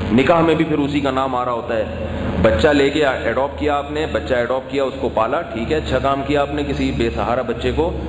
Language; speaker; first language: Urdu; native; Urdu